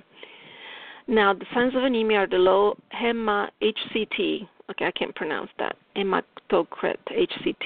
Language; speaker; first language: English; non-native, fluent; Italian